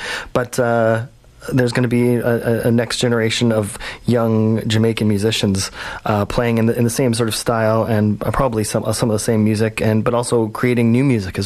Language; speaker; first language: English; native; English